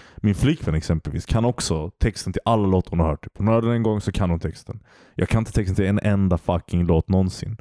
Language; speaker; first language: Swedish; early bilingual, other home language; Turkish